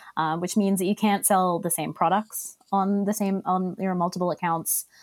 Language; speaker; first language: English; native; English